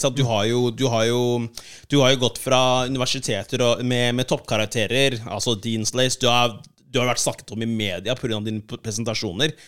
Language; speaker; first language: Norwegian; early bilingual, other home language; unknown